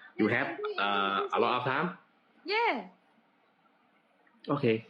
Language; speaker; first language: English; non-native, learner; Thai